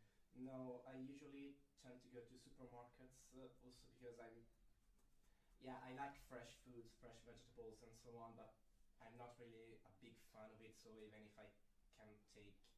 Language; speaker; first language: English; non-native, fluent; Italian